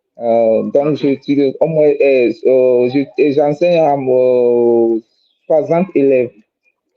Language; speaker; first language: French; non-native, fluent; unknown